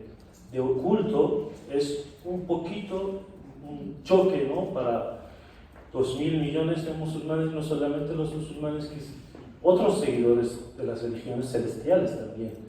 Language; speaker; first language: Spanish; non-native, fluent; Persian